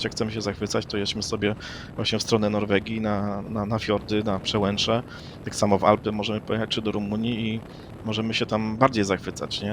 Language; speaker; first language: Polish; native; Polish